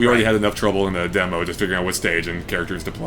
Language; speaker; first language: English; native; English